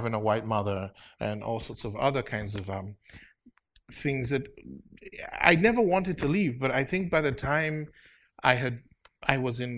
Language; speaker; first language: English; native; English